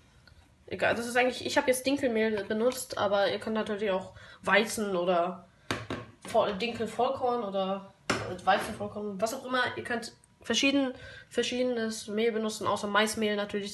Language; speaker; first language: German; native; German